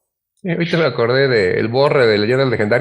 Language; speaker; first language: Spanish; native; Spanish